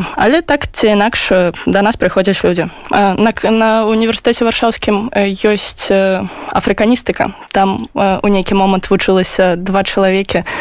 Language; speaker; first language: Belarusian; non-native, local second language; Russian